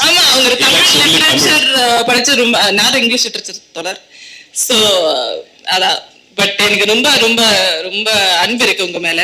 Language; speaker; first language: Tamil; non-native, learner; Malayalam